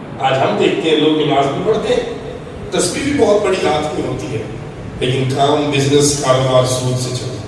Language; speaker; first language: Urdu; non-native, local second language; Punjabi